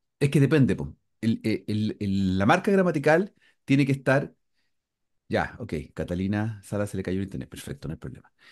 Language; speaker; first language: Spanish; native; Spanish